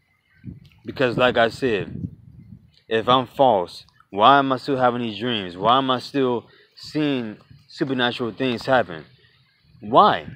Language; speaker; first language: English; native; English